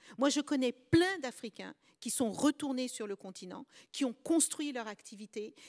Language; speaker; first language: French; early bilingual, other home language; Kabuverdianu